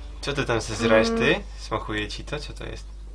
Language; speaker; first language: Polish; native; Polish